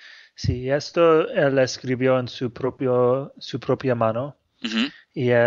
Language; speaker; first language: Spanish; non-native, fluent; English